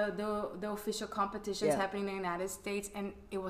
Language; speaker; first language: English; non-native, fluent; Portuguese